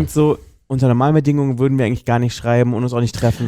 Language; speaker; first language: German; native; German